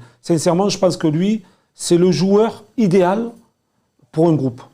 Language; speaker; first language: French; native; French